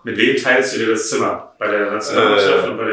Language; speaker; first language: German; native; German